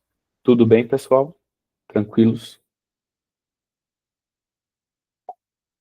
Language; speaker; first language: Portuguese; native; Portuguese